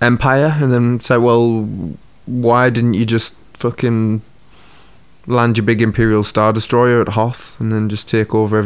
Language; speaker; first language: English; native; English